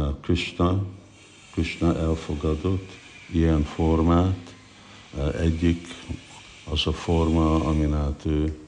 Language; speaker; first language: Hungarian; early bilingual, heritage; Hungarian